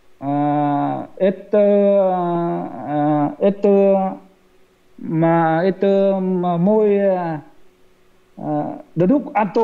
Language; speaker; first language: Russian; non-native, learner; Vietnamese